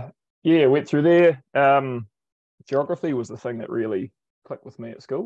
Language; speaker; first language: English; native; English